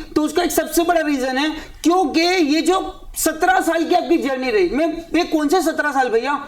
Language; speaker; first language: Hindi; native; Hindi